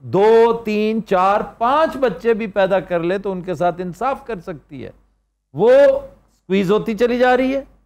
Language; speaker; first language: Urdu; non-native, local second language; Punjabi